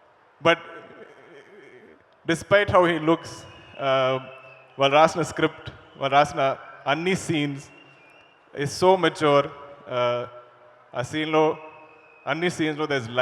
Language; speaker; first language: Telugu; non-native, learner; Malayalam